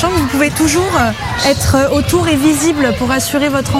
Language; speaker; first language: French; native; French